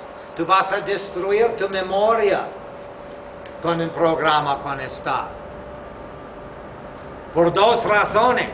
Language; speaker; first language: Spanish; non-native, fluent; English